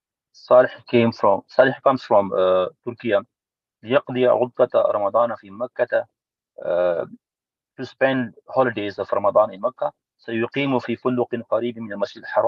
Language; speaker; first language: Arabic; non-native, learner; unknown